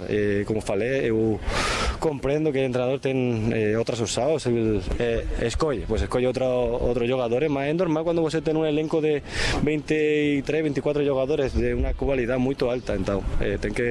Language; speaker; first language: Portuguese; non-native, learner; Spanish